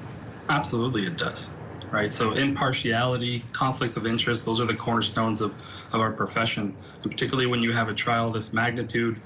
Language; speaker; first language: English; native; English